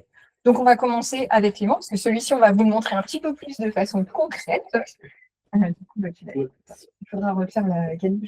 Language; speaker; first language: French; native; French